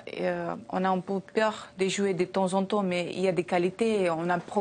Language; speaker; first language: French; non-native, learner; Portuguese